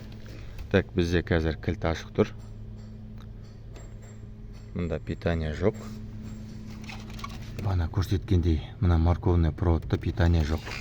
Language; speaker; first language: Kazakh; native; Kazakh